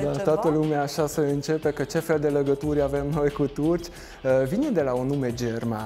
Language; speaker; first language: Romanian; non-native, local second language; Hungarian